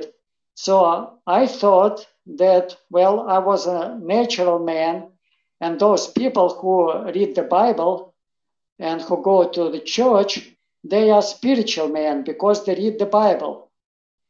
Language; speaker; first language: English; non-native, fluent; Russian